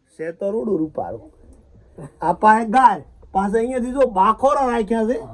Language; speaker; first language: Gujarati; native; Gujarati